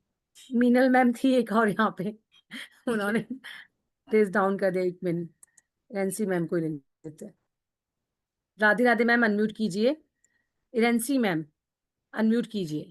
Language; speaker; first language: Hindi; native; Hindi